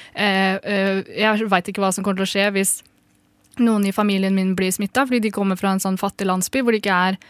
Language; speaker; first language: Norwegian; early bilingual, other home language; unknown